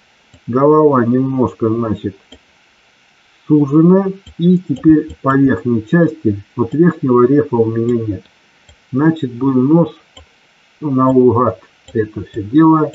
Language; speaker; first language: Russian; native; Russian